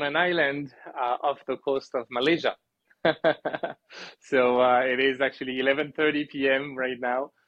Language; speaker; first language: English; non-native, fluent; French